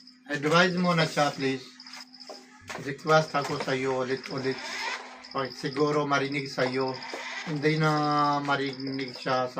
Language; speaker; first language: Filipino; non-native, learner; Punjabi